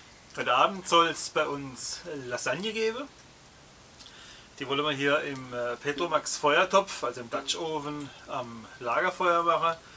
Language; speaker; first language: German; native; German